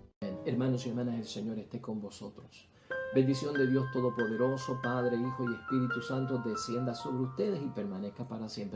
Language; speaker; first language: Spanish; native; Spanish